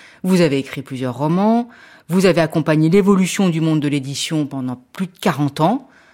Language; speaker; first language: French; native; French